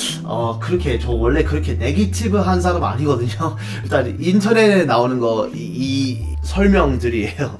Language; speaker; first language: Korean; non-native, fluent; English